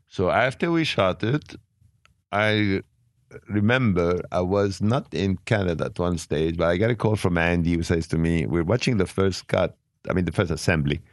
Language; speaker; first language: English; non-native, fluent; Arabic